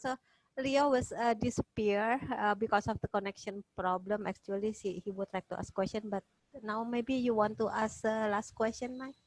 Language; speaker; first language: English; non-native, fluent; Indonesian